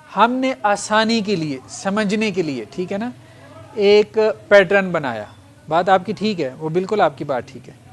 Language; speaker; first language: Urdu; native; Urdu